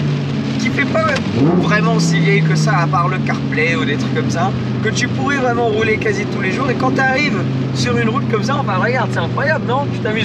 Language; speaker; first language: French; native; French